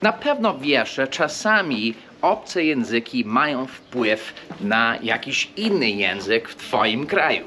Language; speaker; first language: Polish; early bilingual, heritage; English